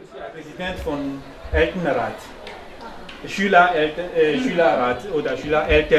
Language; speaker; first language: German; non-native, learner; French